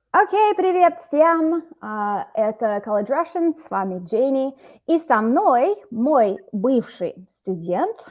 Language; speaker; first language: Russian; non-native, fluent; English